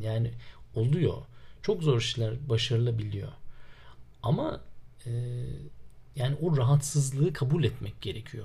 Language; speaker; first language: Turkish; native; Turkish